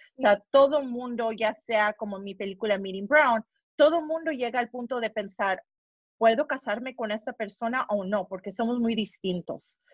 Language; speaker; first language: Spanish; early bilingual, heritage; Spanish